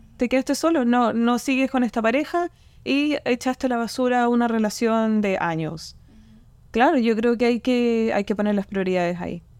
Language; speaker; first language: Spanish; native; Spanish